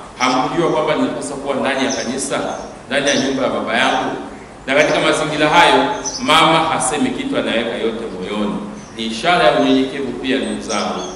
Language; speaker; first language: Swahili; native; Swahili